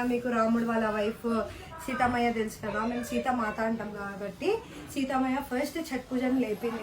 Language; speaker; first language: Telugu; non-native, local second language; Hindi